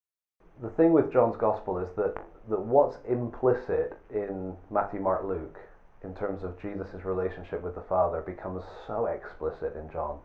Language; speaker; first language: English; native; English